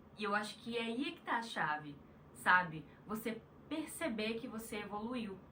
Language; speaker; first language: Portuguese; native; Portuguese